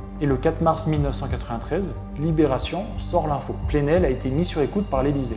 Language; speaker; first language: French; native; French